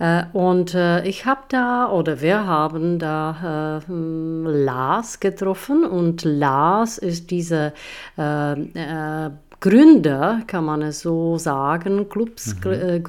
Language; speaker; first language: German; non-native, fluent; Czech